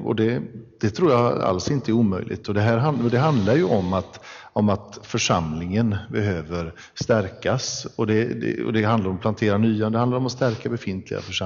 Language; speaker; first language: Swedish; native; Swedish